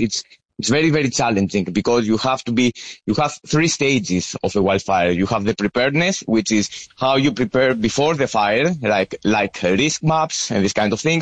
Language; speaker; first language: English; non-native, fluent; Greek